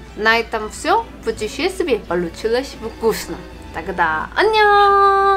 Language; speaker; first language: Russian; non-native, fluent; Korean